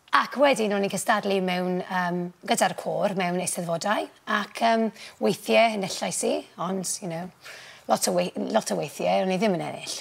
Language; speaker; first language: Welsh; non-native, local second language; English